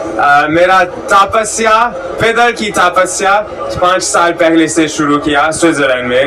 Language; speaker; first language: Hindi; non-native, learner; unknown